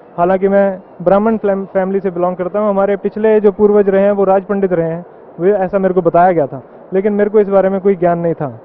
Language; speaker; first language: Hindi; native; Hindi